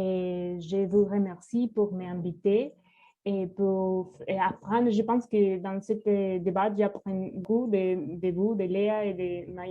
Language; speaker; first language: French; non-native, learner; Spanish